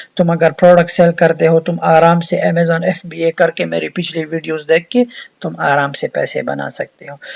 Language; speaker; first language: Urdu; native; Urdu